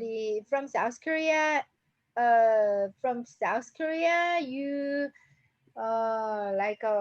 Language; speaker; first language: English; non-native, learner; Korean